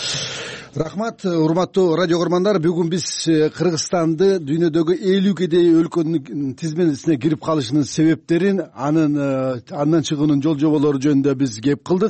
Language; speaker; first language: Kyrgyz; native; Kyrgyz